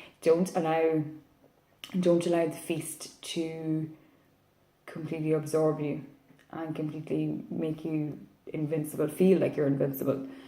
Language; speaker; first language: English; native; English